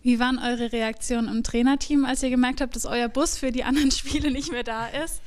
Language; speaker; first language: German; native; German